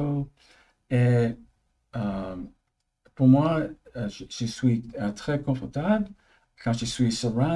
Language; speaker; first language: French; early bilingual, heritage; English